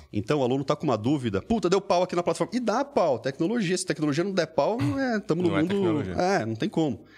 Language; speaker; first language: Portuguese; native; Portuguese